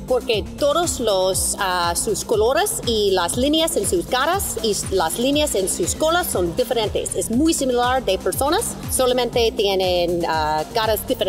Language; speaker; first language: Spanish; non-native, learner; English